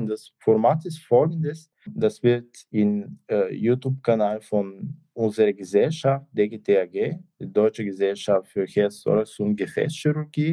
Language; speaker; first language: German; non-native, fluent; Bulgarian